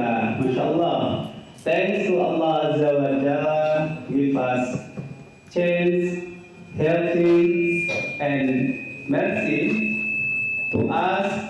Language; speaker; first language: English; non-native, learner; Indonesian